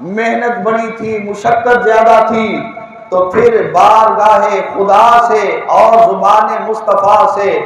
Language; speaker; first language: Urdu; non-native, local second language; Punjabi